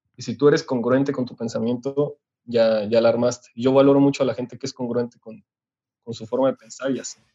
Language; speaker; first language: Spanish; native; Spanish